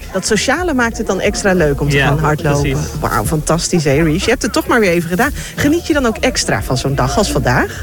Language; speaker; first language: Dutch; native; Dutch